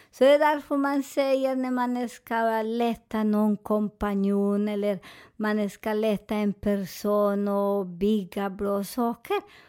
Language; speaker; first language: Swedish; non-native, fluent; Spanish